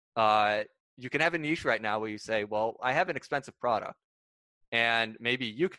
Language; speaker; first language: English; native; English